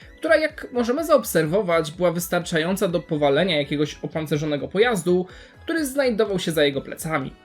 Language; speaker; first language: Polish; native; Polish